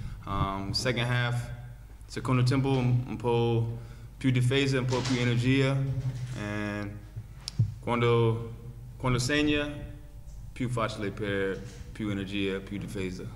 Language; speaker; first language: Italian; non-native, learner; English